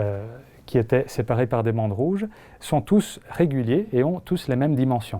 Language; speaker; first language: French; non-native, fluent; Italian